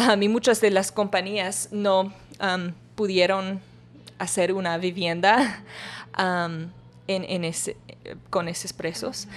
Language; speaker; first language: Spanish; non-native, learner; English